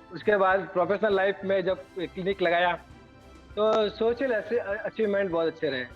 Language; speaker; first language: Hindi; native; Hindi